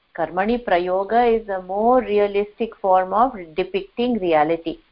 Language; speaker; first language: English; non-native, local second language; Hindi